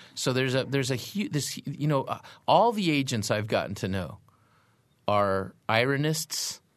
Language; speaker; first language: English; native; English